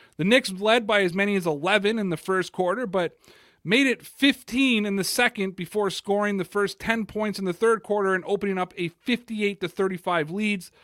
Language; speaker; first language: English; native; English